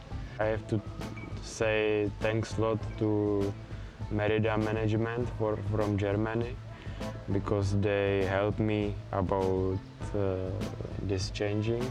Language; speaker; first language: English; non-native, learner; Czech